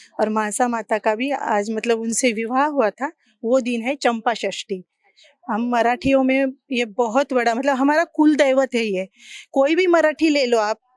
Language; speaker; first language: Hindi; non-native, local second language; Marathi